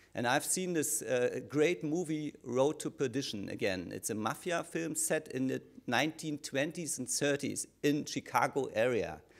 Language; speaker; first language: English; non-native, fluent; German